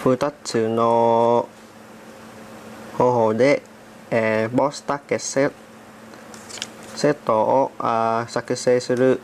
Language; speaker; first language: Japanese; non-native, learner; Vietnamese